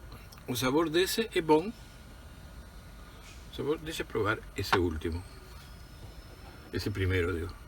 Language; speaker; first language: Portuguese; non-native, fluent; Spanish